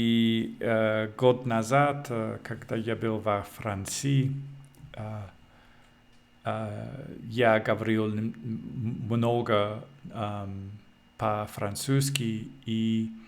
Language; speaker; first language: Russian; non-native, learner; English